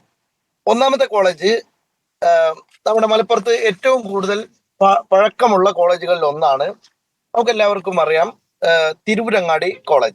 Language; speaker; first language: Malayalam; native; Malayalam